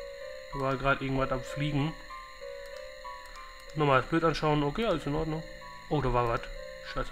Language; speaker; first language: German; native; German